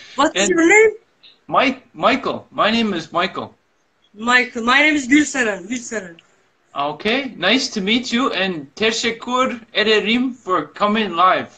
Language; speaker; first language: English; native; English